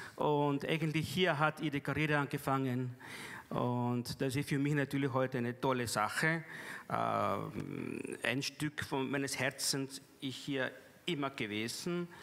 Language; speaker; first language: German; non-native, fluent; Spanish